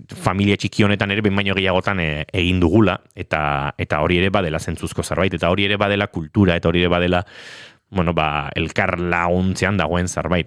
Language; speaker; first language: Basque; native; Basque